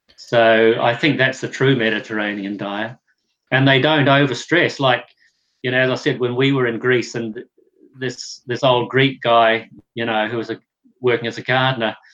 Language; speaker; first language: English; native; English